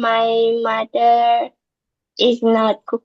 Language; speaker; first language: English; non-native, learner; Indonesian